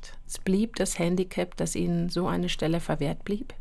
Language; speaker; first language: German; native; German